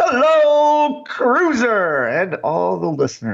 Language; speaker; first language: English; native; English